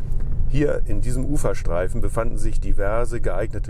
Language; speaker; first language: German; native; German